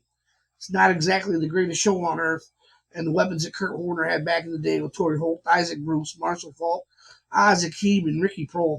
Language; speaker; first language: English; native; English